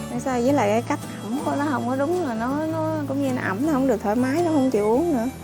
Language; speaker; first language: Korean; non-native, fluent; Vietnamese